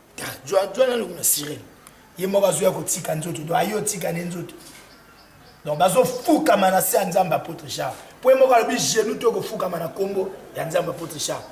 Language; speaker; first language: Lingala; native; Lingala